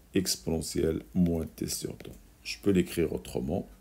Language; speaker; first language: French; non-native, local second language; Arabic